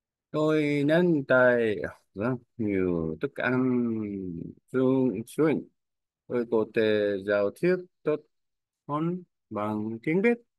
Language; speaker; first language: Vietnamese; non-native, learner; Korean